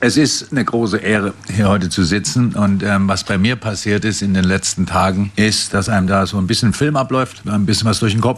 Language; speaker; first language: German; native; German